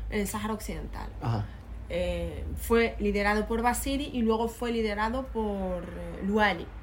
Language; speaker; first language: Spanish; early bilingual, other home language; Arabic